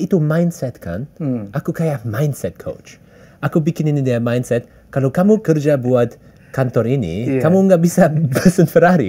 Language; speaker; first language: Indonesian; early bilingual, heritage; English